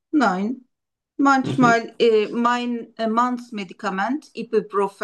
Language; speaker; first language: German; non-native, learner; Turkish